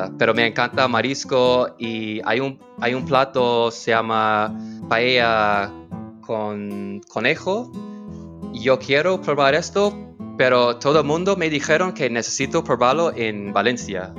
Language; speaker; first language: Spanish; non-native, learner; English